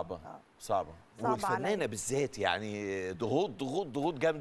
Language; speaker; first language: Arabic; native; Arabic